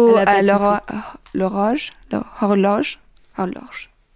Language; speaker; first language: French; non-native, learner; German